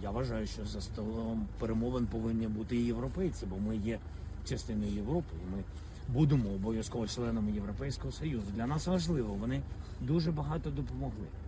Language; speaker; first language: Ukrainian; non-native, local second language; Russian